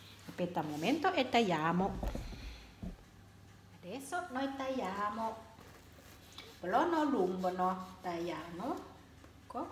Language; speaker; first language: Italian; non-native, learner; Thai